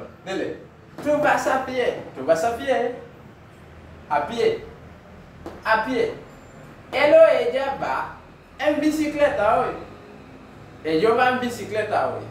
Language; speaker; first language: Spanish; non-native, fluent; Haitian Creole